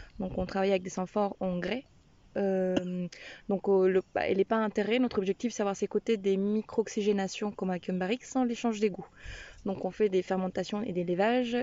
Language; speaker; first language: French; non-native, fluent; Spanish